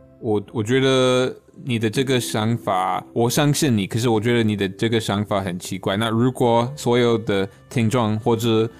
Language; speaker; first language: Chinese; non-native, fluent; English